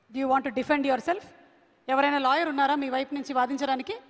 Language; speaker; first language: Telugu; native; Telugu